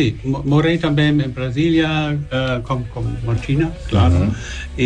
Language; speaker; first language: Portuguese; non-native, learner; German